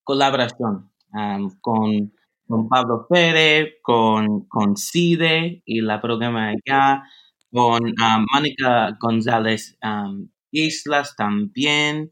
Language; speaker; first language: Spanish; non-native, fluent; English